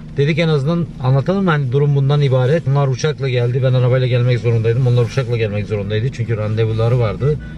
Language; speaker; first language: Turkish; early bilingual, other home language; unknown